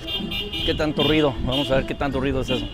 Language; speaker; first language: Spanish; native; Spanish